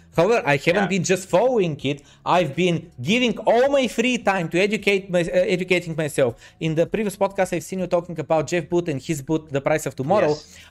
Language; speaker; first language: English; non-native, fluent; Bulgarian